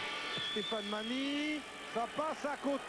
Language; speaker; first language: French; native; French